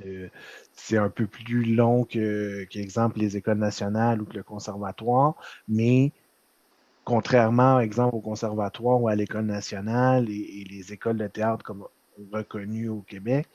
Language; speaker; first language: French; native; French